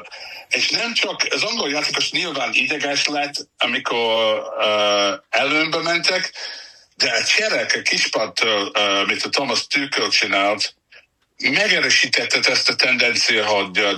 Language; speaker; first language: Hungarian; non-native, fluent; English